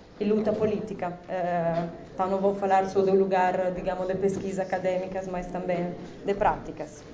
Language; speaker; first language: Portuguese; non-native, fluent; Italian